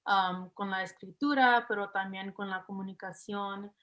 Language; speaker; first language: Spanish; early bilingual, heritage; English